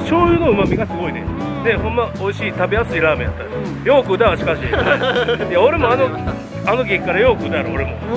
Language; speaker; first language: Japanese; native; Japanese